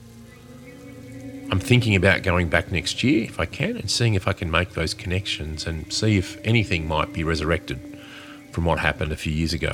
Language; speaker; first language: English; native; English